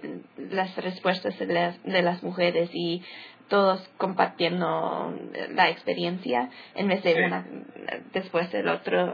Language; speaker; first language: Spanish; early bilingual, heritage; English